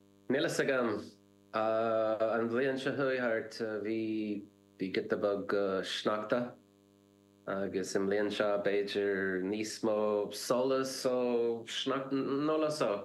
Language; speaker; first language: Irish; non-native, learner; English